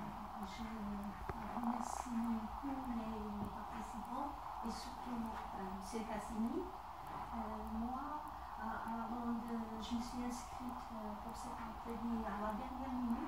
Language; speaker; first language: French; non-native, local second language; Arabic